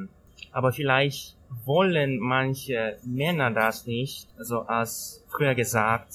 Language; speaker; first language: German; non-native, learner; Thai